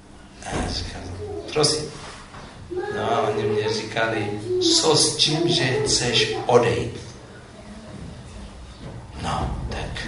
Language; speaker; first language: Czech; non-native, fluent; Amharic